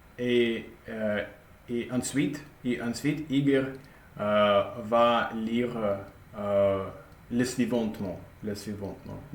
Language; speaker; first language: French; non-native, learner; Russian